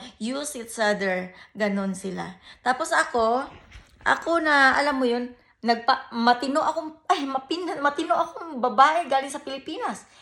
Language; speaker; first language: Filipino; native; Filipino